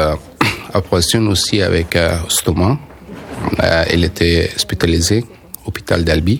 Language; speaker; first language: French; non-native, learner; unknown